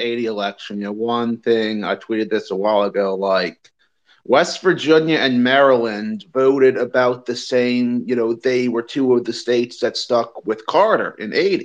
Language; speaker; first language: English; native; English